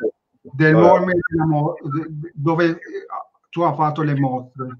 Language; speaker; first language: Italian; non-native, learner; Turkish